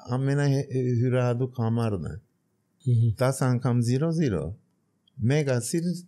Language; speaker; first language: Armenian; early bilingual, heritage; Armenian